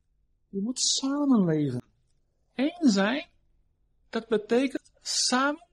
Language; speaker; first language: Dutch; non-native, fluent; Portuguese